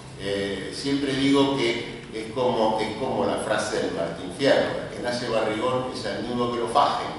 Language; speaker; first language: Spanish; native; Spanish